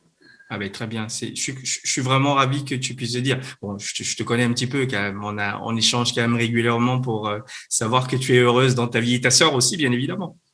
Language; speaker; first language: French; native; French